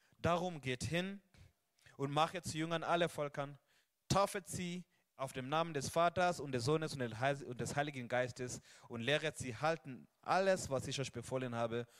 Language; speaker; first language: German; non-native, fluent; Swahili